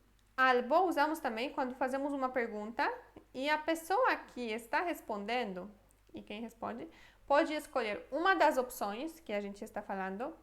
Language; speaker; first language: Portuguese; non-native, fluent; Polish